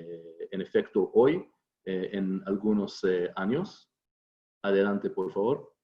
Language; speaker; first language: Spanish; non-native, fluent; Hebrew